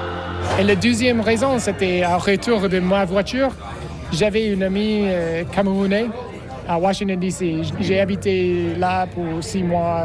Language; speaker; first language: French; non-native, learner; English